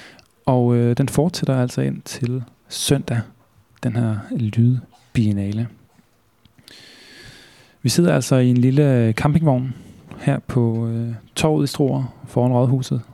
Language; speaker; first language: Danish; native; Danish